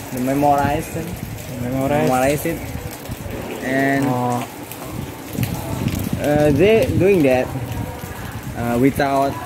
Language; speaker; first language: English; non-native, learner; Indonesian